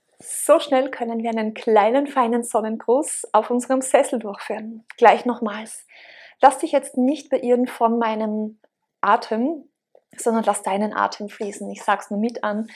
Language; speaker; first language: German; native; German